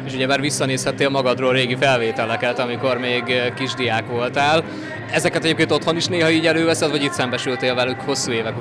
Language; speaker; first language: Hungarian; native; Hungarian